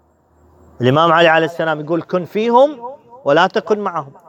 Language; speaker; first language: Arabic; native; Arabic